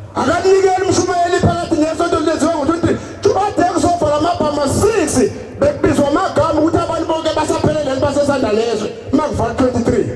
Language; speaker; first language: Zulu; native; Zulu